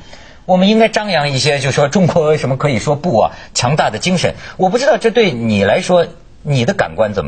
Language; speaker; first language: Chinese; native; Chinese